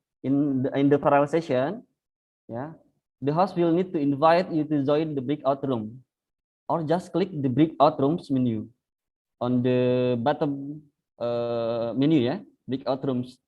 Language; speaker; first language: English; non-native, fluent; Indonesian